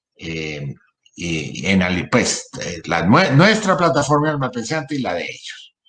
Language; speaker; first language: Spanish; native; Spanish